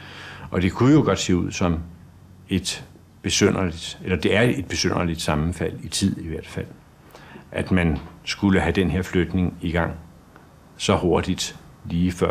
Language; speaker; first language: Danish; native; Danish